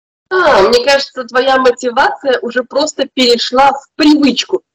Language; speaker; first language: Russian; native; Russian